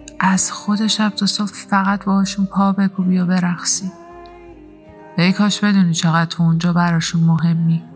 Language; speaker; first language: Persian; native; Persian